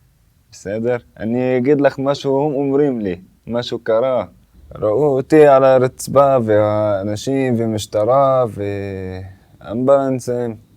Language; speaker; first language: Hebrew; non-native, local second language; Arabic